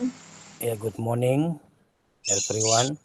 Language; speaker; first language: English; non-native, learner; Indonesian